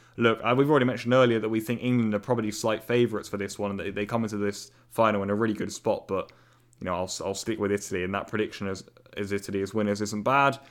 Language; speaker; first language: English; native; English